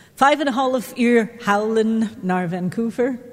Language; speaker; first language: Dutch; non-native, fluent; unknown